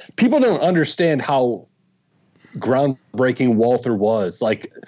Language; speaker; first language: English; native; English